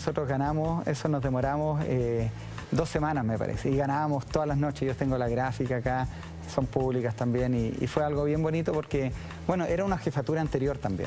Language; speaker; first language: Spanish; native; Spanish